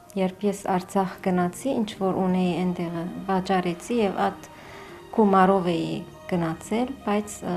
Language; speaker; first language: Armenian; early bilingual, heritage; Armenian